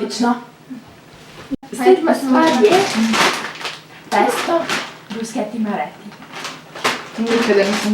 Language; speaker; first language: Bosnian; early bilingual, heritage; Serbian